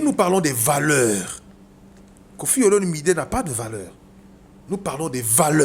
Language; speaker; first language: French; non-native, local second language; Lingala